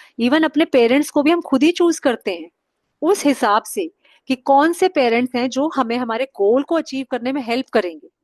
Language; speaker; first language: Hindi; native; Hindi